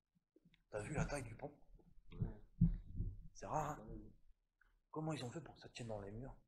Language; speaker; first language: French; native; French